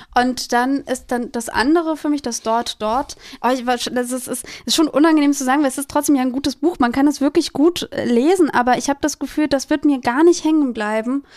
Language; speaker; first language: German; early bilingual, other home language; Greek